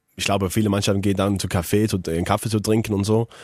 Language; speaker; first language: German; non-native, learner; Faroese